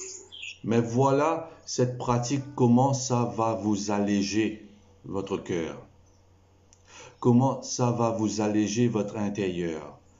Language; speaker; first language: French; non-native, local second language; Morisyen